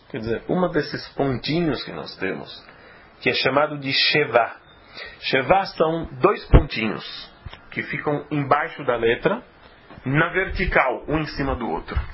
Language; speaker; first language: Portuguese; native; Portuguese